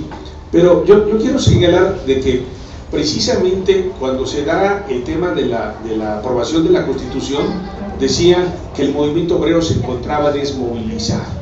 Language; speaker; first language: Spanish; native; Spanish